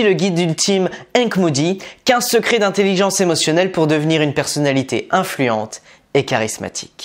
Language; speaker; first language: French; native; French